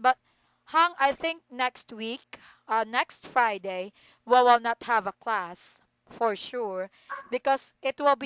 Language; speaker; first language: English; non-native, fluent; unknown